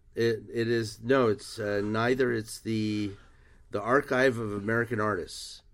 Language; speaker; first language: English; early bilingual, other home language; Spanish